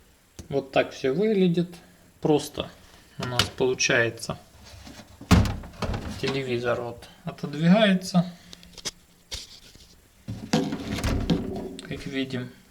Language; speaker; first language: Russian; native; Russian